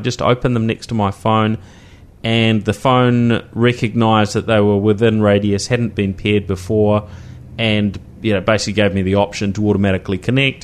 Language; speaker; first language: English; native; English